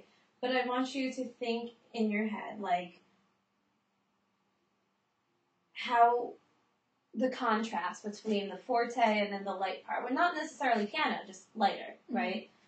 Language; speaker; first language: English; native; English